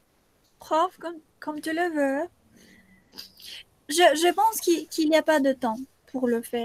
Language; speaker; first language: French; non-native, fluent; Spanish